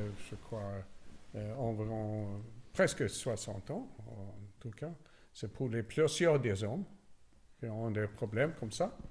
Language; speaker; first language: French; non-native, learner; Swedish